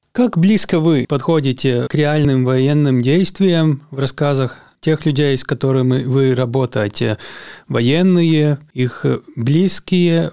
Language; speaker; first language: Russian; non-native, local second language; Latvian